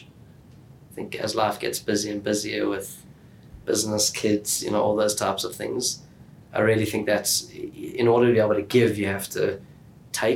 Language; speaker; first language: English; native; English